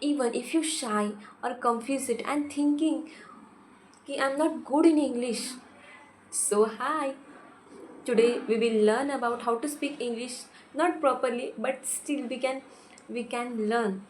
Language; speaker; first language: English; non-native, local second language; Hindi